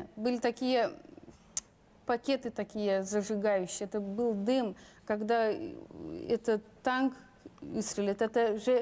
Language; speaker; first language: Russian; non-native, local second language; Lithuanian